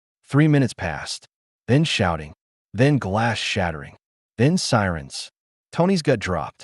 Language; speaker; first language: English; native; English